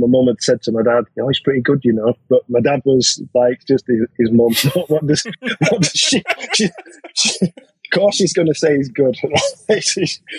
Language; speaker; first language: English; native; English